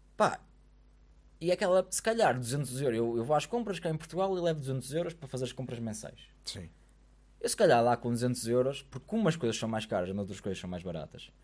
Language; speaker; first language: Portuguese; native; Portuguese